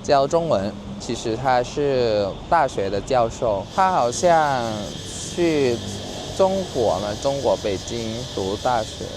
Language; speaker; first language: Chinese; non-native, fluent; Thai